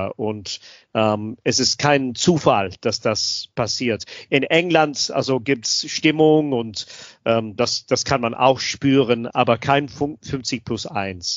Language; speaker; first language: German; non-native, fluent; English